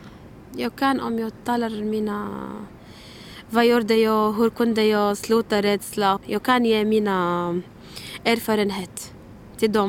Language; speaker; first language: Swedish; non-native, learner; Arabic